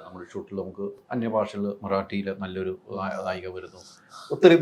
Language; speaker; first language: Malayalam; native; Malayalam